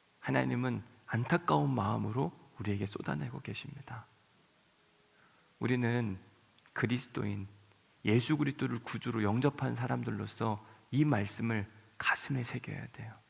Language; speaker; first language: Korean; native; Korean